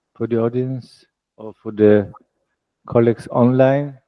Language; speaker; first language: English; non-native, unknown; Bulgarian